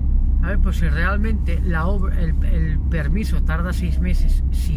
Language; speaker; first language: Spanish; native; Spanish